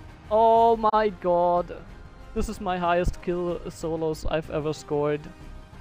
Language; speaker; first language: English; non-native, fluent; German